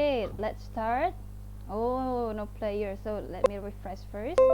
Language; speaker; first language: English; non-native, fluent; Indonesian